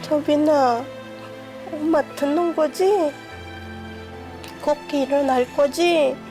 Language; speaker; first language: Korean; non-native, learner; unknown